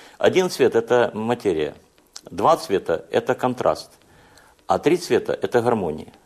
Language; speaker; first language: Russian; non-native, local second language; Hungarian